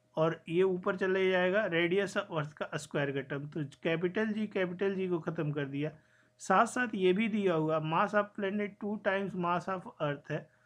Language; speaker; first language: Hindi; native; Hindi